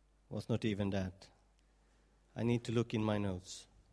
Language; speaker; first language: English; non-native, fluent; Swedish